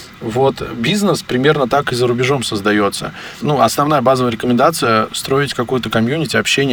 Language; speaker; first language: Russian; native; Russian